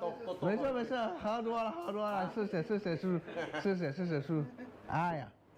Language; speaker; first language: Chinese; non-native, fluent; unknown